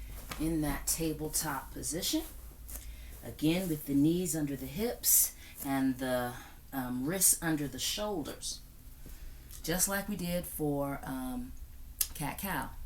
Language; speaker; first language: English; native; English